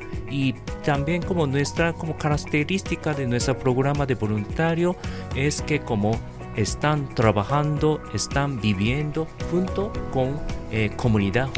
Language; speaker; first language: Spanish; non-native, fluent; Japanese